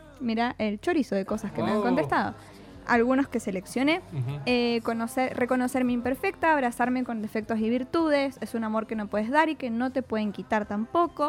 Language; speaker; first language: Spanish; native; Spanish